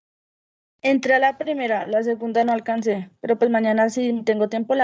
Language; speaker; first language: Spanish; native; Spanish